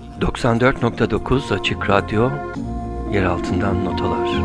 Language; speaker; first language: Turkish; native; Turkish